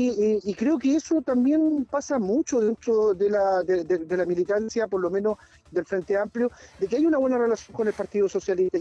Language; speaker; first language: Spanish; native; Spanish